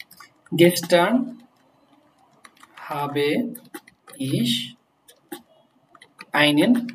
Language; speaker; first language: German; non-native, fluent; Bangla